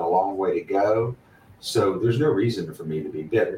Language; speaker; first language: English; native; English